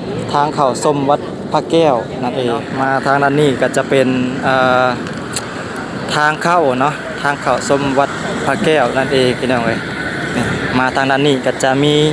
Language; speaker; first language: Thai; non-native, local second language; Northeastern Thai